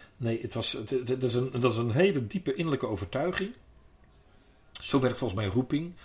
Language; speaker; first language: Dutch; native; Dutch